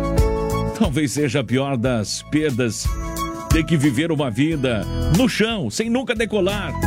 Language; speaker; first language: Portuguese; native; Portuguese